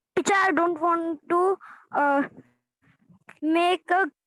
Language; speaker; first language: English; non-native, learner; Hindi